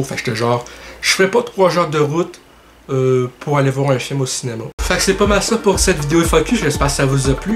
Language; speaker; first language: French; native; French